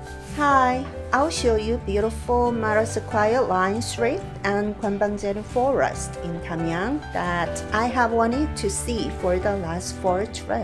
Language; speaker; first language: English; non-native, fluent; Korean